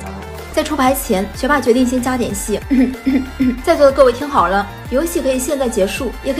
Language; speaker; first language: Chinese; native; Chinese